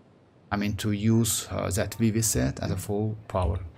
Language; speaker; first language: English; non-native, fluent; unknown